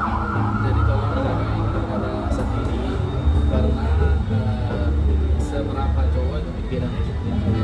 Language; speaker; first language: Indonesian; non-native, learner; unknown